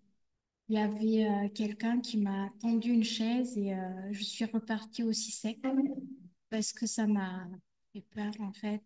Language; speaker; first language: French; native; French